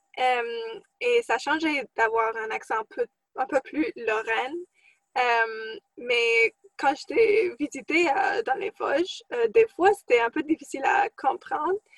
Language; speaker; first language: French; non-native, fluent; English